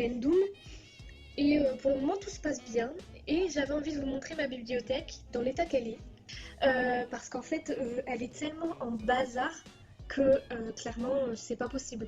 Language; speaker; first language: French; native; French